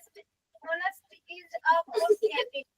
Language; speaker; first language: English; non-native, learner; Hindi